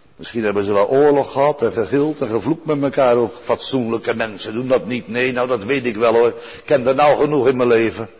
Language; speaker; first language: Dutch; native; Dutch